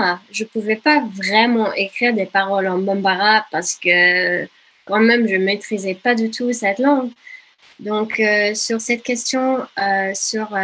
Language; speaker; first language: French; non-native, fluent; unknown